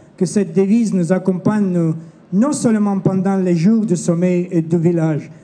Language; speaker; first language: French; non-native, learner; Armenian